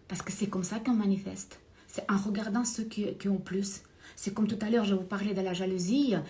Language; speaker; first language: French; non-native, fluent; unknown